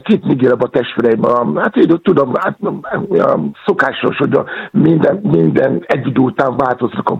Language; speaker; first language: Hungarian; non-native, fluent; Yoruba